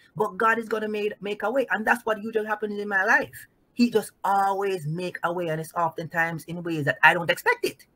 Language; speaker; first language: English; non-native, local second language; Jamaican Creole English